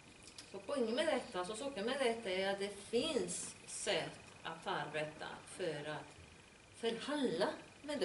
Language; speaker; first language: Swedish; non-native, fluent; Spanish